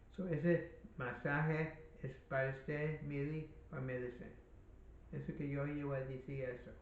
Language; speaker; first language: Spanish; non-native, learner; English